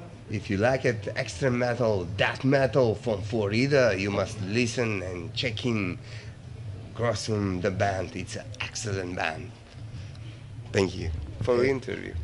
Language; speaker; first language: English; non-native, learner; Macedonian